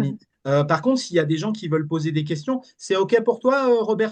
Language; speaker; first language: French; native; French